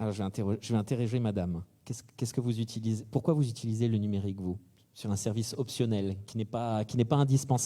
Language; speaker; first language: French; native; French